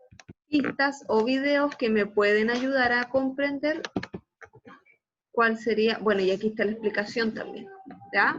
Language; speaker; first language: Spanish; native; Spanish